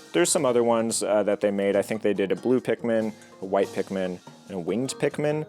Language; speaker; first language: English; native; English